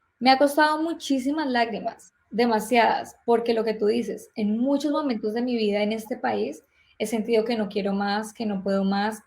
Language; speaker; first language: Spanish; native; Spanish